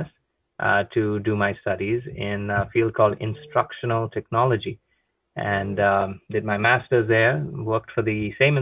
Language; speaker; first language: English; non-native, local second language; Konkani